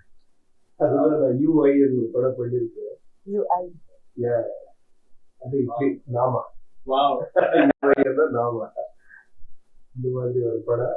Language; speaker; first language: Tamil; non-native, learner; Kannada